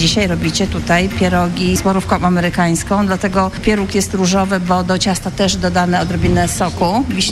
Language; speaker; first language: Polish; native; Polish